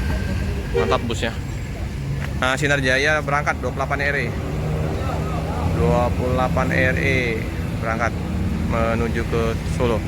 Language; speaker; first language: Indonesian; native; Indonesian